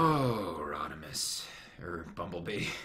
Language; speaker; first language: English; native; English